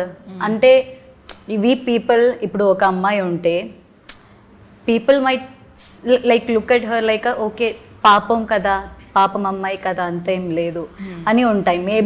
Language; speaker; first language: Telugu; non-native, learner; Malayalam